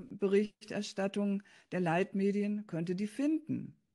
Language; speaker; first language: German; native; German